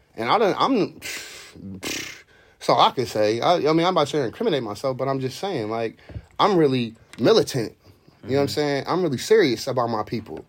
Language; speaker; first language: English; native; English